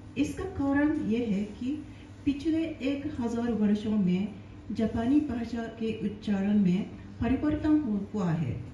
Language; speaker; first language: Hindi; non-native, learner; Japanese